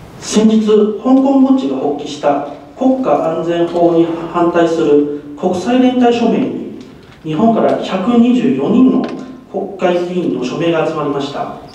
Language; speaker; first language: Japanese; non-native, fluent; Cantonese